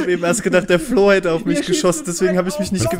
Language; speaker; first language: German; native; German